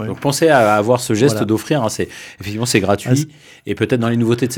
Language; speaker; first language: French; native; French